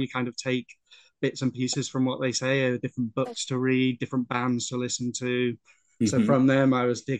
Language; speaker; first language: English; native; English